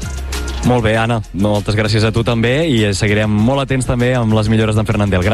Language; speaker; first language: Catalan; native; Catalan